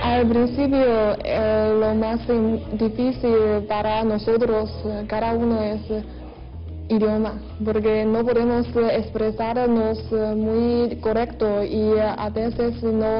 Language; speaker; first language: Spanish; non-native, learner; Chinese